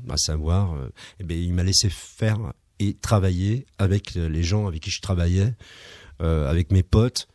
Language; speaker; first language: French; native; French